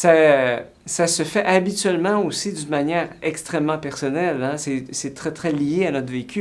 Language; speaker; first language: French; native; French